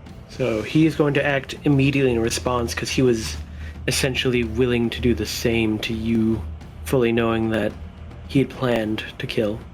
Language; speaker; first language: English; native; English